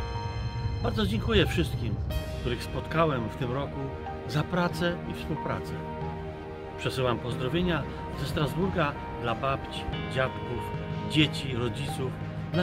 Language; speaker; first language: Polish; native; Polish